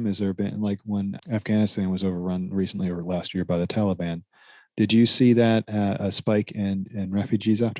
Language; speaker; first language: English; native; English